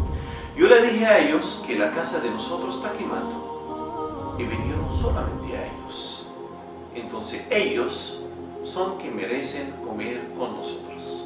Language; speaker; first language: Spanish; non-native, fluent; Arabic